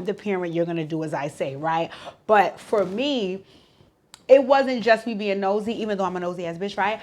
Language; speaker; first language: English; native; English